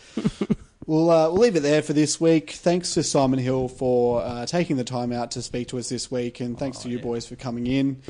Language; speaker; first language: English; native; English